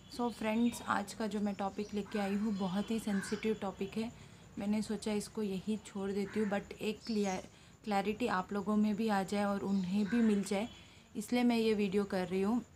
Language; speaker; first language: Hindi; non-native, local second language; Telugu